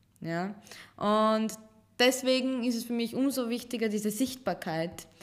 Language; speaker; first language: German; early bilingual, other home language; Serbian